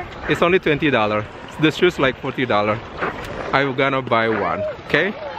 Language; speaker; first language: English; non-native, learner; Indonesian